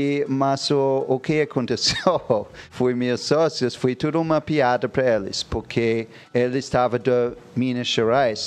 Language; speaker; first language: Portuguese; non-native, fluent; English